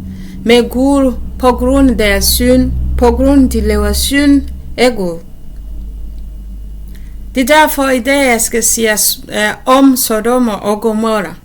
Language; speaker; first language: Danish; non-native, learner; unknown